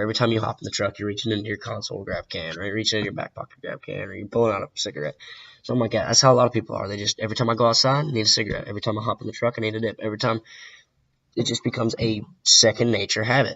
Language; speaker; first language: English; native; English